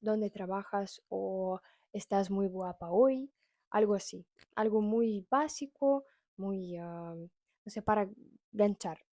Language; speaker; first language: Spanish; non-native, fluent; Russian